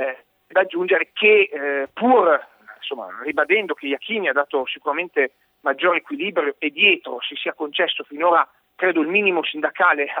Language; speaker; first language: Italian; native; Italian